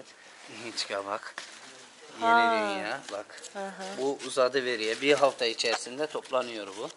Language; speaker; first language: Turkish; native; Turkish